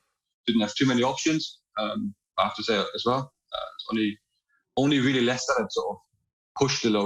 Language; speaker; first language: English; non-native, fluent; German